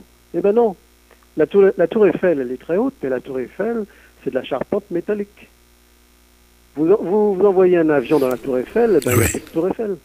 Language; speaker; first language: French; native; French